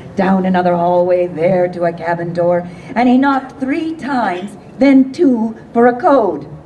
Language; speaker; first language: English; native; English